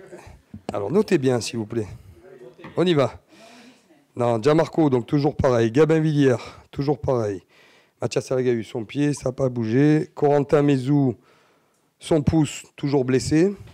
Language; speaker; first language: French; native; French